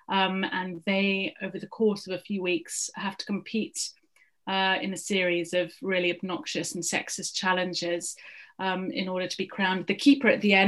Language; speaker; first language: English; native; English